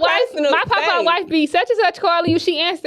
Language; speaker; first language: English; native; English